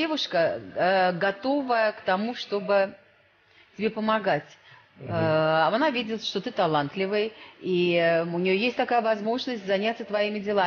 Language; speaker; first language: Russian; native; Russian